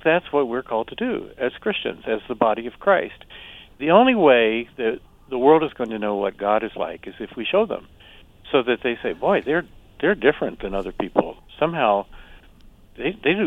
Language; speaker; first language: English; native; English